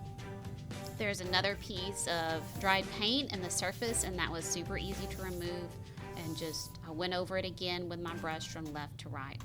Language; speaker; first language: English; native; English